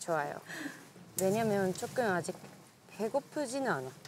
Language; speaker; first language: Korean; non-native, learner; Japanese